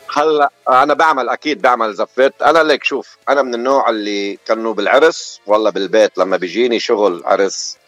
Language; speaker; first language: Arabic; native; Arabic